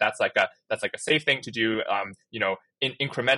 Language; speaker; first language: English; native; English